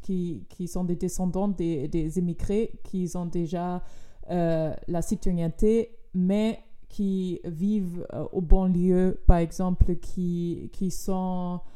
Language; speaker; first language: French; non-native, fluent; German